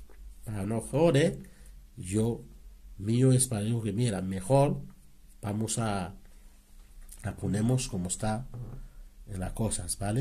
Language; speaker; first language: Spanish; non-native, learner; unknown